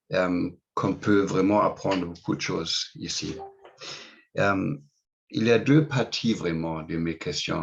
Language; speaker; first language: French; non-native, fluent; English